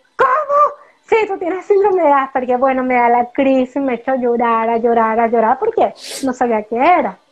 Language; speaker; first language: Spanish; native; Spanish